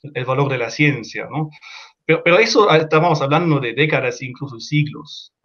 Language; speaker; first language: Spanish; non-native, fluent; German